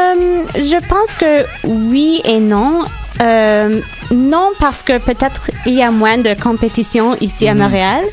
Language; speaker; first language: French; non-native, local second language; English